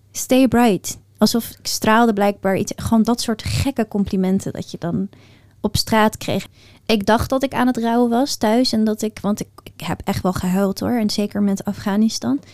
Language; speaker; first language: Dutch; early bilingual, other home language; Persian